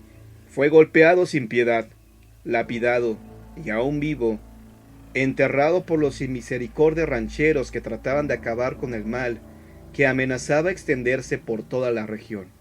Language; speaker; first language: Spanish; native; Spanish